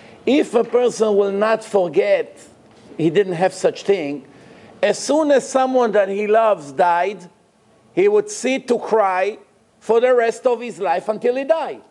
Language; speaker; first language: English; non-native, fluent; Hebrew